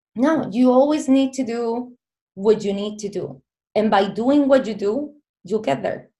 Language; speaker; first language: English; non-native, fluent; Spanish